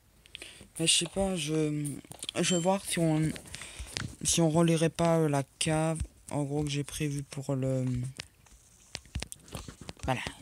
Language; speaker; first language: French; native; French